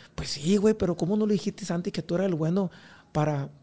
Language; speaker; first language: Spanish; native; Spanish